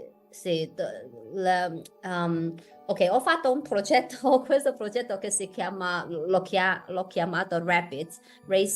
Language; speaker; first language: Italian; non-native, fluent; Chinese